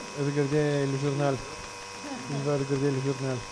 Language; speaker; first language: French; non-native, fluent; Bulgarian